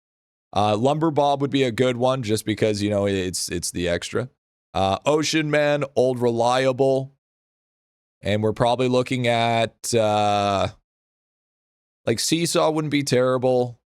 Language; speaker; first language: English; native; English